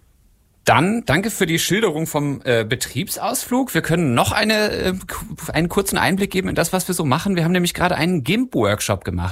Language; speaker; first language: German; native; German